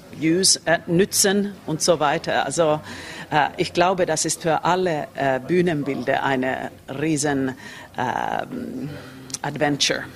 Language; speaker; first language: German; non-native, learner; Finnish